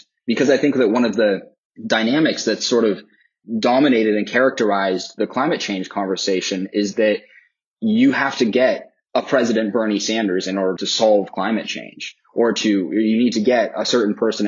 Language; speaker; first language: English; native; English